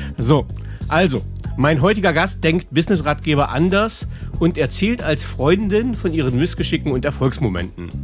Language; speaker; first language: German; native; German